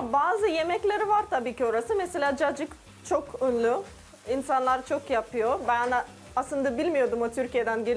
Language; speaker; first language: Turkish; non-native, learner; Russian